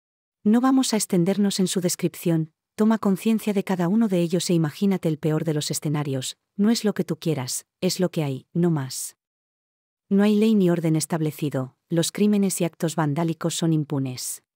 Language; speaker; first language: Spanish; native; Spanish